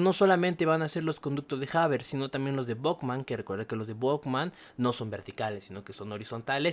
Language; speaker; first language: Spanish; native; Spanish